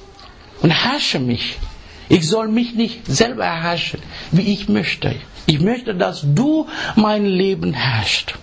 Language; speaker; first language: German; non-native, learner; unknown